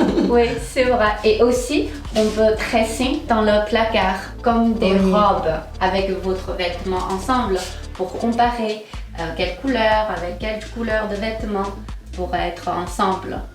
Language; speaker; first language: French; non-native, fluent; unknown